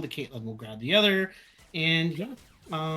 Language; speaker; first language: English; native; English